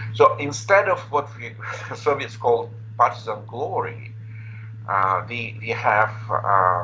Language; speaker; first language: English; non-native, fluent; Romanian